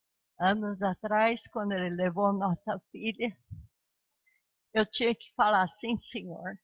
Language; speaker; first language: Portuguese; non-native, fluent; English